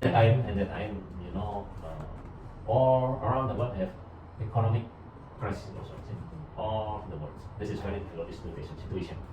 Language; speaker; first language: English; non-native, learner; Indonesian